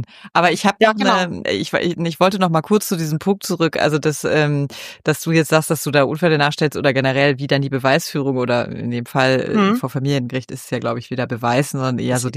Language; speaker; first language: German; native; German